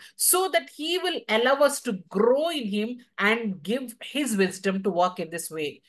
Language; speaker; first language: English; non-native, local second language; Telugu